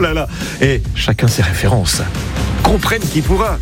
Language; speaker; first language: French; native; French